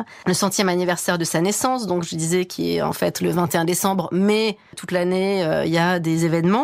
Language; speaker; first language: French; native; French